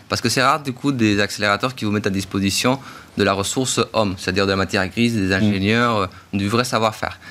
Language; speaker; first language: French; native; French